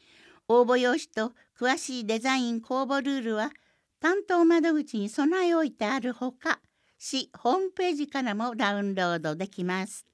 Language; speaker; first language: Japanese; native; Japanese